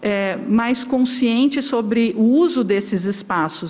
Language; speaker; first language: Portuguese; native; Portuguese